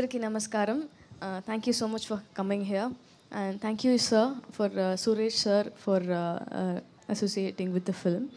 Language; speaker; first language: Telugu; non-native, learner; Tamil